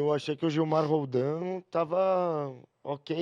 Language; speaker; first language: Portuguese; native; Portuguese